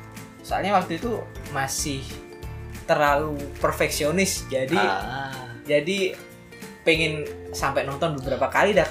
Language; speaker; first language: Indonesian; native; Indonesian